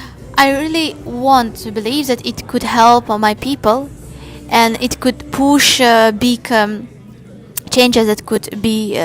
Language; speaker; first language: English; non-native, learner; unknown